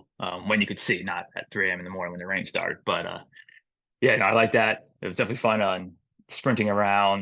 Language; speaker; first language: English; native; English